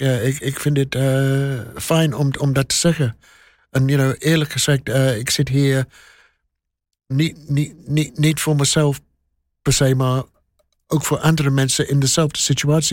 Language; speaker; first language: Dutch; non-native, learner; English